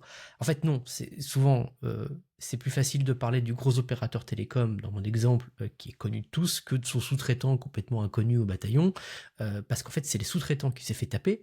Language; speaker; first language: French; native; French